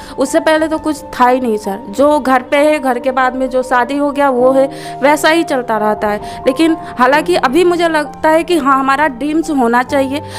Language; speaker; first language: Hindi; non-native, local second language; Assamese